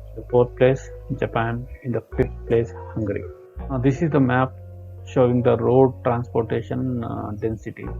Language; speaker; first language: English; non-native, local second language; Kannada